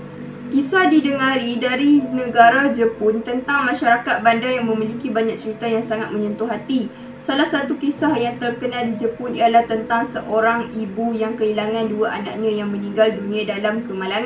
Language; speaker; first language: Malay; native; Malay